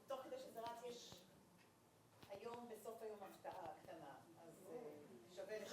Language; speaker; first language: Hebrew; native; Hebrew